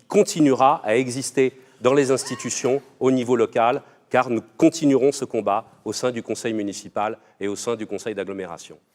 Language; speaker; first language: French; native; French